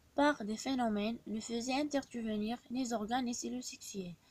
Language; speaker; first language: French; non-native, local second language; Arabic